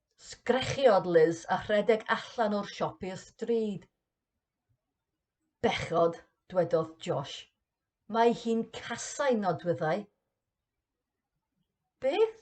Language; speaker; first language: Welsh; non-native, learner; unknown